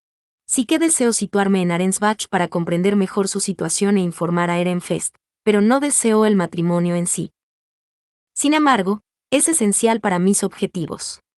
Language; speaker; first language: Spanish; native; Spanish